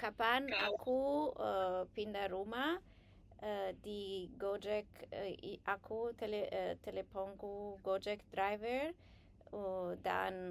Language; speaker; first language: Indonesian; non-native, learner; English